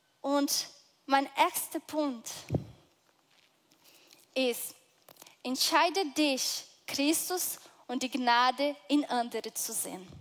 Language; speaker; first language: German; non-native, fluent; Portuguese